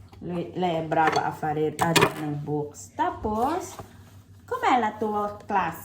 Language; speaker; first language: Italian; non-native, learner; Filipino